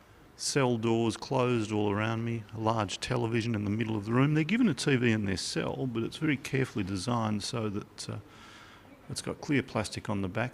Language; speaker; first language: English; native; English